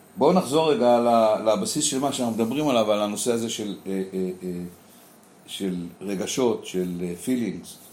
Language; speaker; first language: Hebrew; native; Hebrew